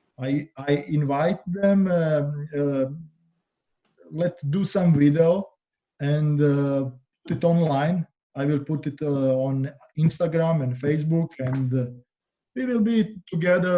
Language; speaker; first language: English; non-native, learner; Croatian